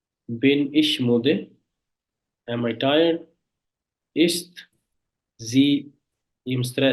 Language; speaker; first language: German; non-native, fluent; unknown